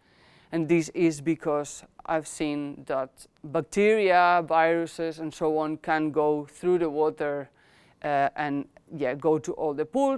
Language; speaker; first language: English; non-native, fluent; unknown